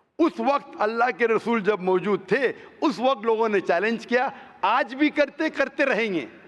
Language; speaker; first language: Hindi; non-native, local second language; Konkani